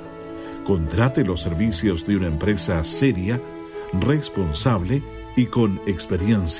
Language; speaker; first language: Spanish; native; Spanish